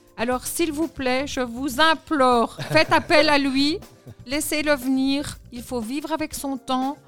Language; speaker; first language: French; native; French